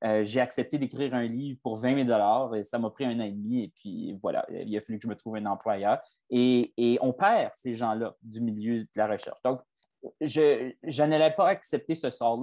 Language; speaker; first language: French; native; French